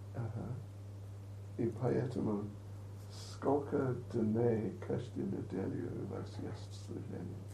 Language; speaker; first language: Russian; non-native, learner; English